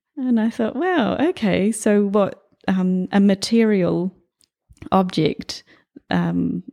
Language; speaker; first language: English; native; English